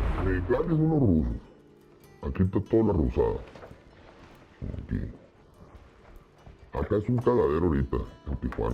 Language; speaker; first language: Spanish; native; Spanish